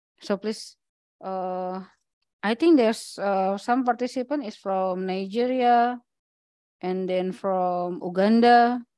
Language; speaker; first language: English; non-native, learner; Indonesian